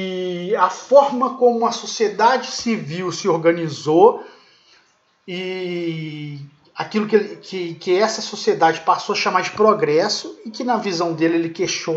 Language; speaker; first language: Portuguese; native; Portuguese